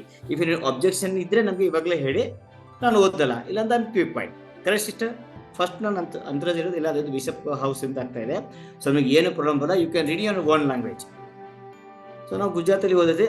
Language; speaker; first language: Kannada; non-native, local second language; Gujarati